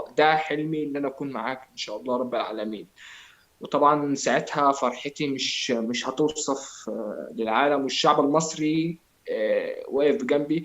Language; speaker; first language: Arabic; native; Arabic